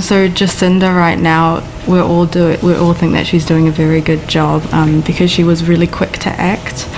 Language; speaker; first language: English; native; English